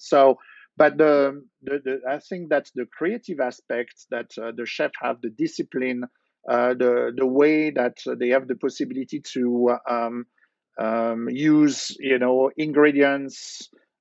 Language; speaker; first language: English; non-native, fluent; French